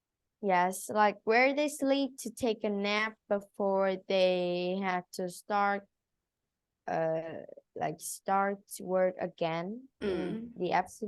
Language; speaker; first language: English; non-native, learner; Vietnamese